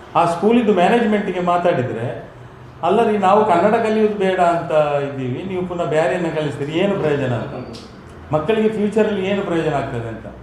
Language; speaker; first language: Kannada; non-native, local second language; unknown